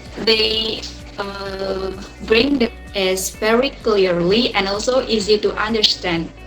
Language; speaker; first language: English; non-native, learner; Indonesian